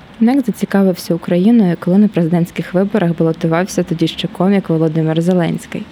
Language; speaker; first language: Ukrainian; native; Ukrainian